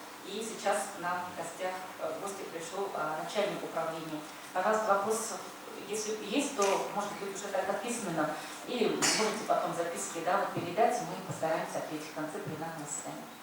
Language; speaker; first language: Russian; native; Russian